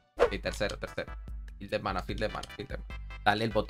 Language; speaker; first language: Spanish; native; Spanish